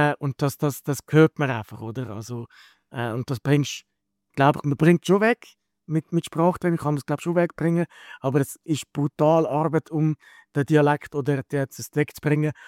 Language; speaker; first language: German; native; German